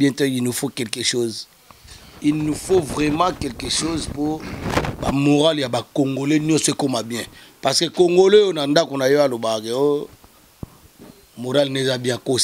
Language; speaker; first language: French; non-native, local second language; Lingala